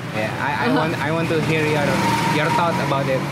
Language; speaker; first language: English; non-native, learner; Indonesian